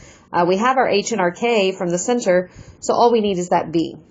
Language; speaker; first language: English; native; English